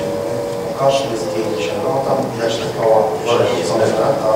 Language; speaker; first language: Polish; native; Polish